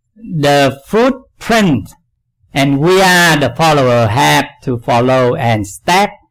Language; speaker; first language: English; non-native, learner; Vietnamese